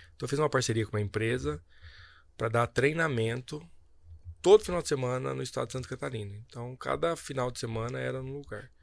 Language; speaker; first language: Portuguese; native; Portuguese